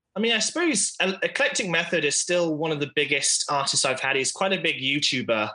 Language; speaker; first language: English; native; English